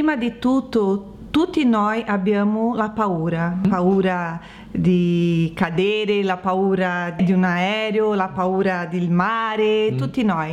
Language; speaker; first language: Italian; non-native, learner; Portuguese